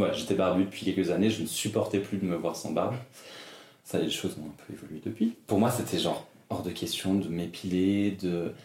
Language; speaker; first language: French; native; French